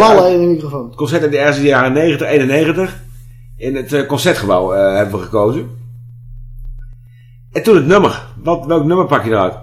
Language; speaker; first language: Dutch; native; Dutch